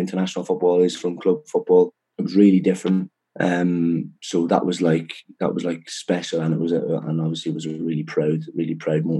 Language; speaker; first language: English; native; English